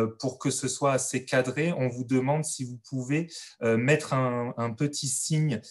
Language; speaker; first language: French; native; French